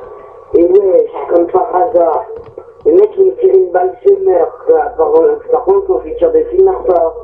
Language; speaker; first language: French; native; French